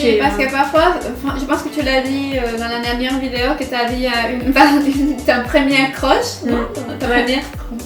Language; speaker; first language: French; non-native, fluent; Spanish